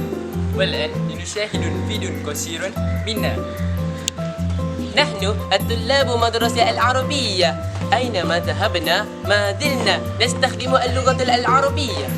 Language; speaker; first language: Arabic; non-native, learner; Malay